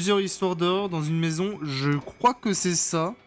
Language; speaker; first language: French; native; French